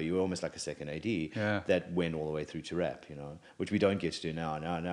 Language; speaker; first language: English; native; English